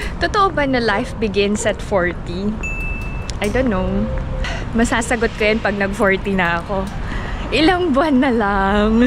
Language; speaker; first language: Filipino; native; Filipino